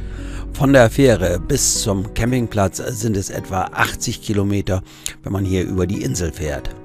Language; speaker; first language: German; native; German